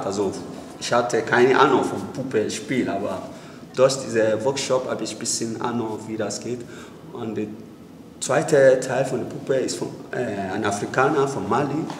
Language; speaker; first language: German; non-native, learner; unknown